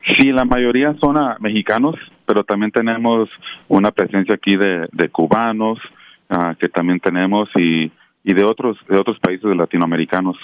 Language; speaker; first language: Spanish; native; Spanish